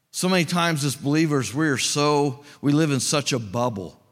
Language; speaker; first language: English; native; English